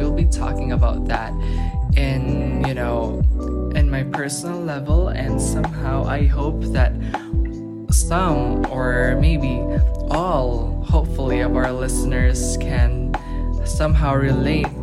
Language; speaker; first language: English; non-native, local second language; Filipino